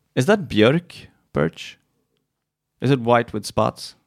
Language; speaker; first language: English; non-native, fluent; Swedish